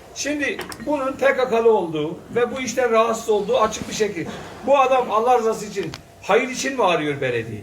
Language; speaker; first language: Turkish; non-native, local second language; Kurdish